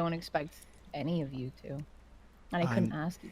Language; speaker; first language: English; native; English